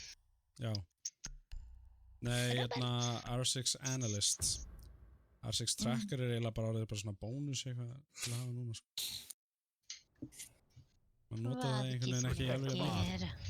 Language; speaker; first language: Icelandic; native; Icelandic